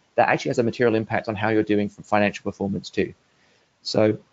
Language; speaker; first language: English; native; English